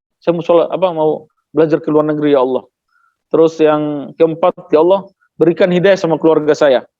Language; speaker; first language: Indonesian; non-native, local second language; Tetum